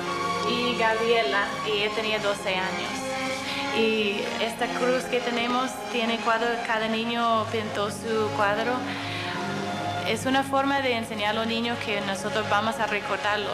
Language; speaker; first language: Spanish; non-native, fluent; English